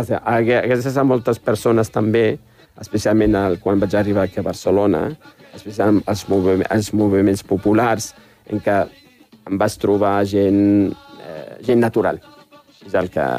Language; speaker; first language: Catalan; non-native, fluent; Riffian